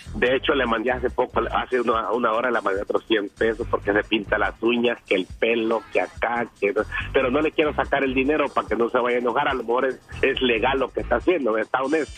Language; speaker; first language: Spanish; native; Spanish